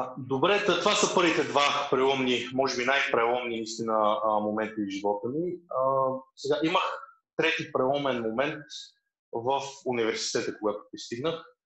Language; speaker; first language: Bulgarian; early bilingual, other home language; Russian